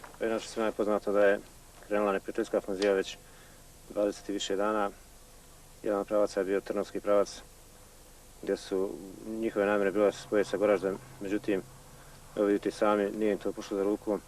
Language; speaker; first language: Bosnian; native; Bosnian